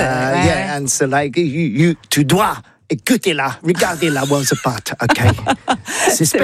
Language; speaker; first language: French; non-native, learner; English